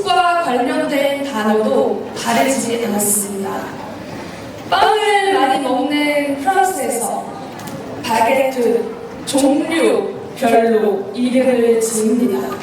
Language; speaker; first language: Korean; non-native, fluent; French